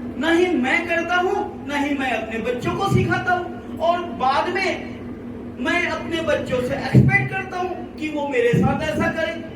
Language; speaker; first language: Hindi; native; Hindi